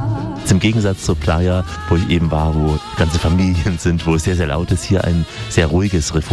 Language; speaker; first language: German; native; German